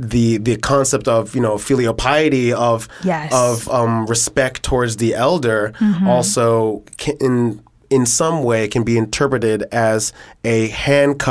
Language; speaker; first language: English; native; English